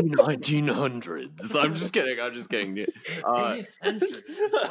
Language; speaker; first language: English; native; English